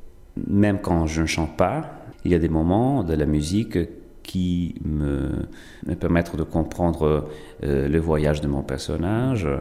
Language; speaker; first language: French; non-native, fluent; Italian